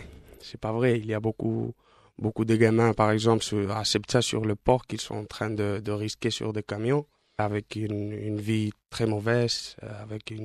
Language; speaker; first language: French; non-native, fluent; Spanish